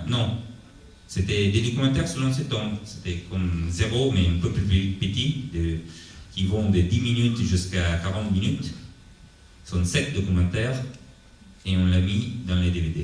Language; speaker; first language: French; non-native, fluent; Italian